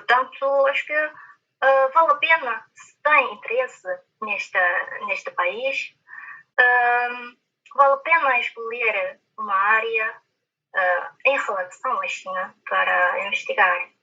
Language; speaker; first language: Portuguese; non-native, fluent; Chinese